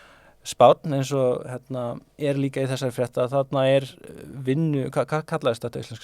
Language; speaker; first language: Icelandic; native; Icelandic